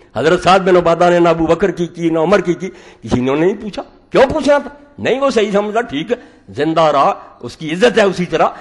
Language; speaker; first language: Urdu; native; Urdu